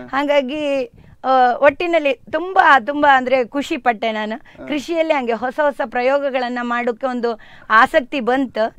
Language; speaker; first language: Kannada; native; Kannada